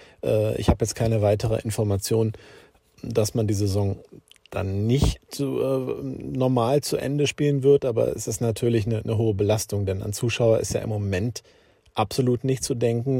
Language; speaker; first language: German; native; German